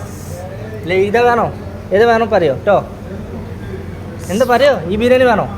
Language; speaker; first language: Malayalam; non-native, learner; Bangla